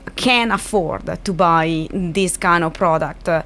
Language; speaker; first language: English; non-native, fluent; Italian